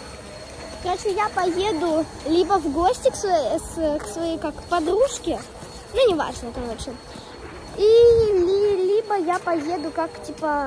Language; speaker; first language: Russian; early bilingual, heritage; Russian